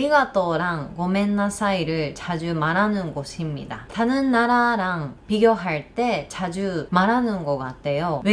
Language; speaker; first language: Korean; non-native, learner; Japanese